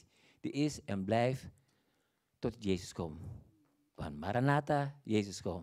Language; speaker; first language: Dutch; non-native, fluent; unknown